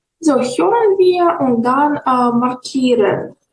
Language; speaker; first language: German; non-native, fluent; Ukrainian